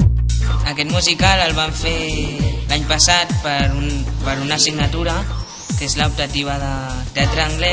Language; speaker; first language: Catalan; early bilingual, other home language; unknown